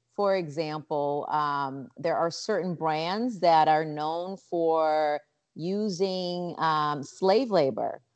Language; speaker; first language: English; non-native, fluent; Portuguese